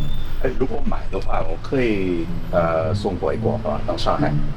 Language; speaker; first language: Chinese; non-native, fluent; English